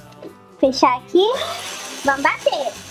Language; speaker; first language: Portuguese; native; Portuguese